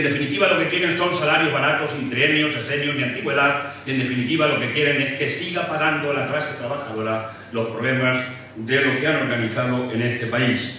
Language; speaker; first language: Spanish; native; Spanish